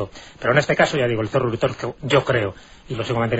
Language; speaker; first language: Spanish; native; Spanish